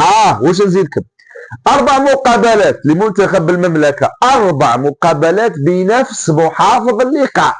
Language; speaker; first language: Arabic; native; Arabic